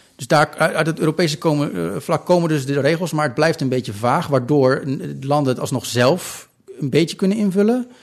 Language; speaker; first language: Dutch; native; Dutch